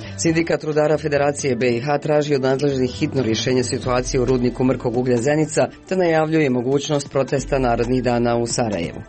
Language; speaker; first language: Croatian; native; Croatian